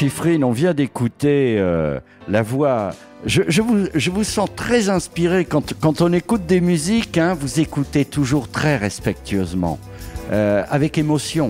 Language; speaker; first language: French; native; French